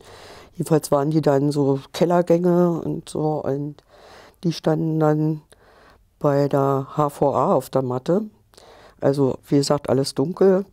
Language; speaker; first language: German; native; German